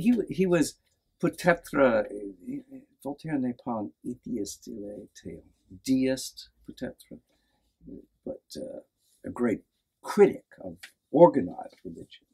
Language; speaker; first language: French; non-native, learner; English